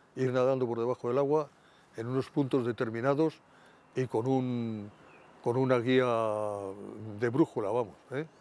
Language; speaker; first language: Spanish; native; Spanish